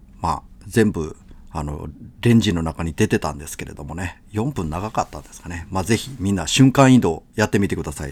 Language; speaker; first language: Japanese; native; Japanese